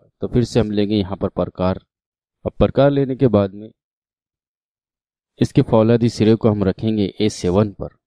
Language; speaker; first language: Urdu; native; Urdu